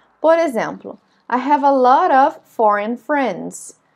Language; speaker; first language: English; non-native, fluent; Portuguese